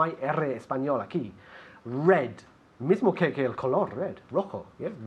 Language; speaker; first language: Spanish; non-native, fluent; English